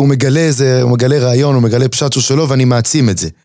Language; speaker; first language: Hebrew; native; Hebrew